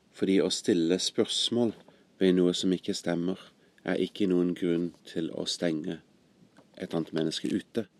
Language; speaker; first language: Norwegian; non-native, fluent; English